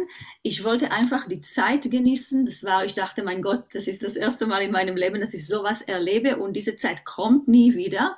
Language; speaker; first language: German; non-native, fluent; Hebrew